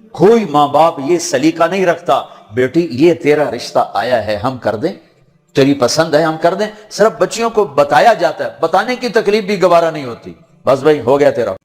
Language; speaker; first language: Urdu; non-native, local second language; Punjabi